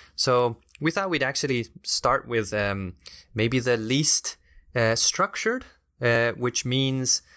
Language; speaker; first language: English; non-native, fluent; Spanish